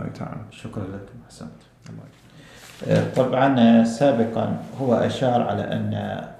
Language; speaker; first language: Arabic; native; Arabic